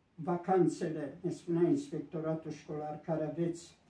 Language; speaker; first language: Romanian; native; Romanian